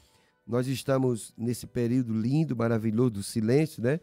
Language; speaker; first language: Portuguese; native; Portuguese